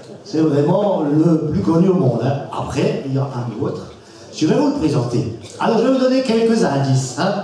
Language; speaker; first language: French; native; French